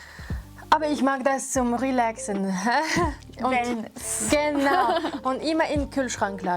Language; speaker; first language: German; non-native, fluent; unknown